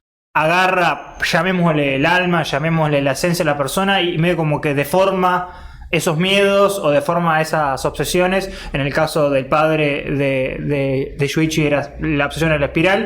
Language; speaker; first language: Spanish; native; Spanish